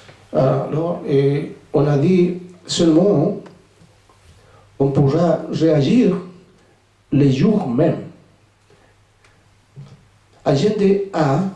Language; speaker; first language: French; non-native, fluent; Spanish